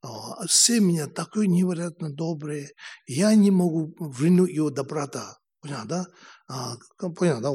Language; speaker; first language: Russian; non-native, learner; Tibetan